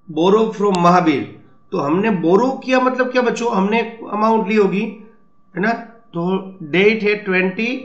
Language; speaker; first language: Hindi; non-native, local second language; Gujarati